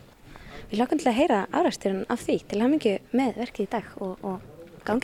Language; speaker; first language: Icelandic; native; Icelandic